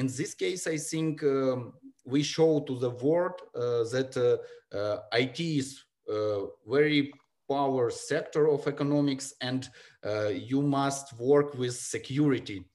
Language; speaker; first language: English; non-native, learner; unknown